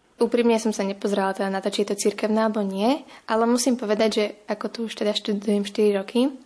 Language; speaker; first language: Slovak; native; Slovak